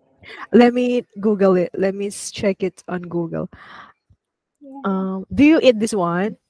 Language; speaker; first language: English; non-native, fluent; Vietnamese